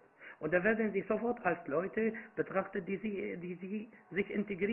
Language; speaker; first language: German; non-native, fluent; Arabic